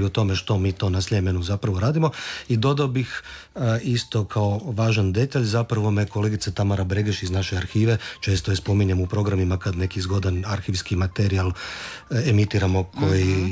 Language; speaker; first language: Croatian; native; Croatian